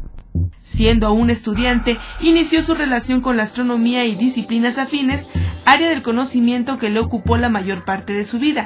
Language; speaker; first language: Spanish; native; Spanish